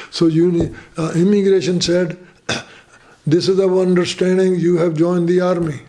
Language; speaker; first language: English; non-native, fluent; Punjabi